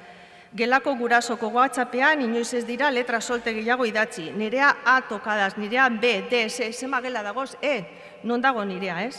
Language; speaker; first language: Basque; native; Basque